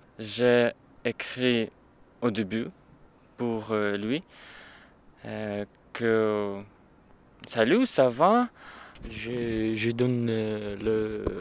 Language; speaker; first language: French; non-native, learner; Russian